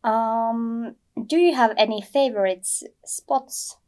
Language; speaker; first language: English; non-native, fluent; Finnish